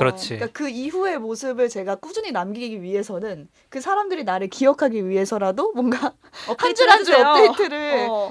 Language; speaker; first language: Korean; native; Korean